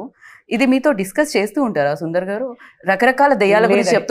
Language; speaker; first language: Telugu; native; Telugu